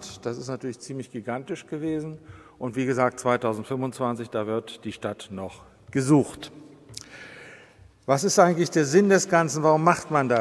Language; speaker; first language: German; native; German